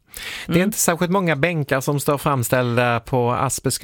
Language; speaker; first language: Swedish; native; Swedish